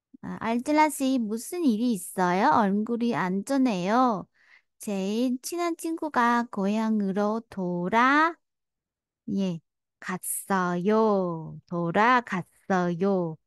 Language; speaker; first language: Korean; non-native, fluent; Vietnamese